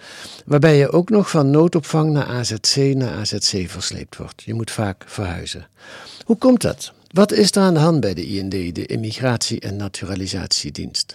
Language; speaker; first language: Dutch; native; Dutch